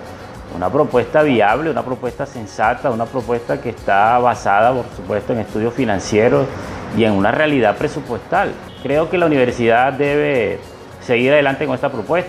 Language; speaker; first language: Spanish; native; Spanish